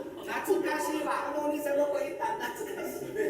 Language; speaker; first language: Japanese; non-native, fluent; Chinese